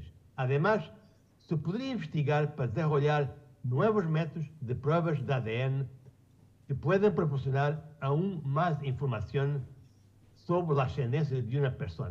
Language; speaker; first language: Spanish; non-native, learner; Portuguese